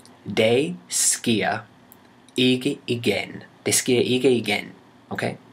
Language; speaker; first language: Danish; non-native, fluent; English